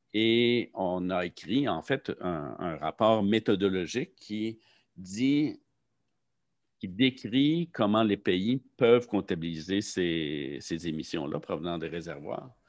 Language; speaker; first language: French; native; French